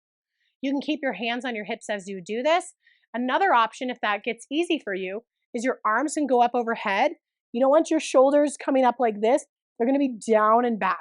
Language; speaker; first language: English; native; English